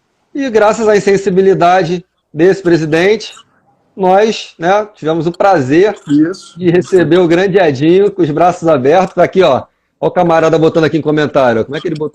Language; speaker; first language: Portuguese; native; Portuguese